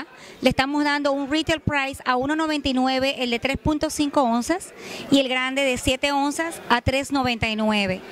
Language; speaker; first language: Spanish; native; Spanish